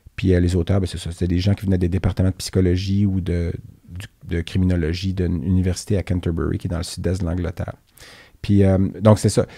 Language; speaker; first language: French; native; French